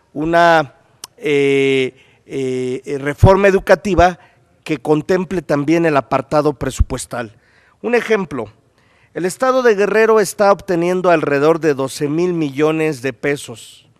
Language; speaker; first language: Spanish; native; Spanish